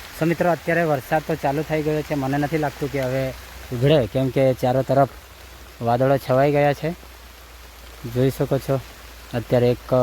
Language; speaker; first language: Gujarati; non-native, local second language; Vasavi